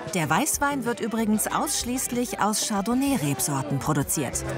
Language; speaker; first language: German; native; German